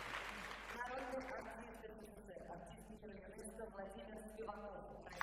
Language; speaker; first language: Russian; native; Russian